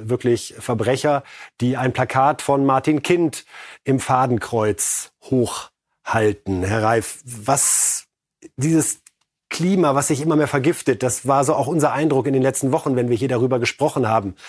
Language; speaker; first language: German; native; German